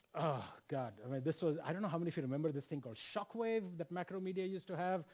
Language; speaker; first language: English; non-native, local second language; Hindi